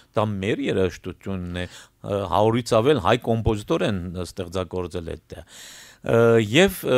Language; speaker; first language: Armenian; early bilingual, heritage; Armenian